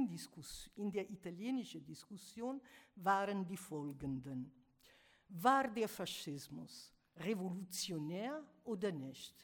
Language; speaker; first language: German; non-native, fluent; Italian